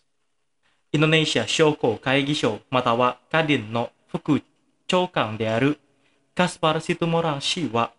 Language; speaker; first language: Japanese; non-native, fluent; Indonesian